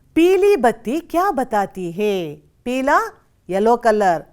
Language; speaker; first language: Hindi; non-native, local second language; Kannada